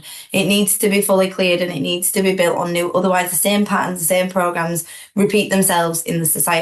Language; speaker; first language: English; native; English